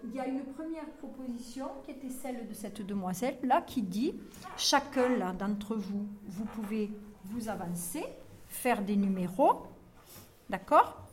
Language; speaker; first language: French; native; French